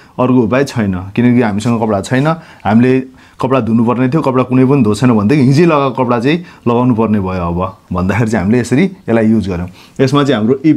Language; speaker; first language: Nepali; non-native, local second language; Gurung